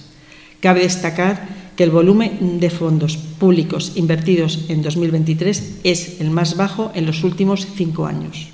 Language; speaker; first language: Spanish; native; Spanish